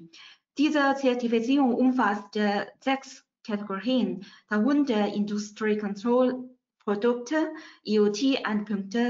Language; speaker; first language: German; non-native, fluent; Chinese